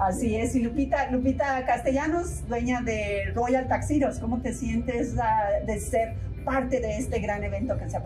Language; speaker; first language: Spanish; native; Spanish